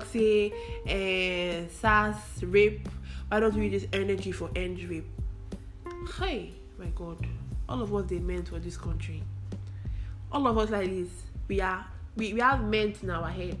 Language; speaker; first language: English; non-native, local second language; Igbo